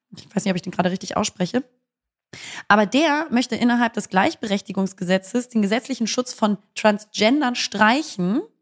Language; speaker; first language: German; native; German